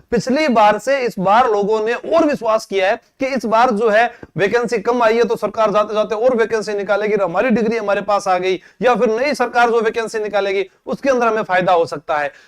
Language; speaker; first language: Hindi; native; Hindi